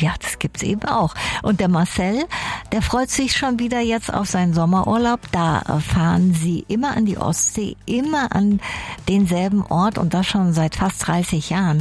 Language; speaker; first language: German; native; German